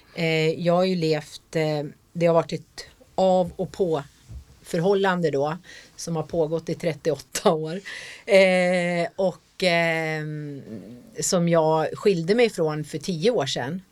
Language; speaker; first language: Swedish; native; Swedish